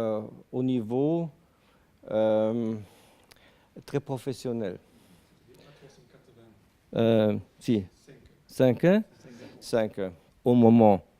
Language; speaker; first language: French; non-native, learner; German